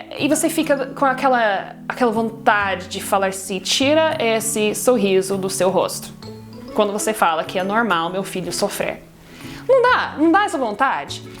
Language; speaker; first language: Portuguese; non-native, fluent; English